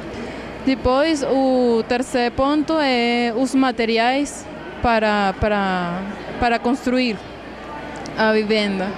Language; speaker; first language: Portuguese; non-native, fluent; Spanish